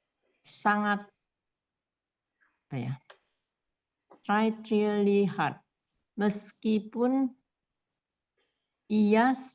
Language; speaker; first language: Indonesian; non-native, learner; English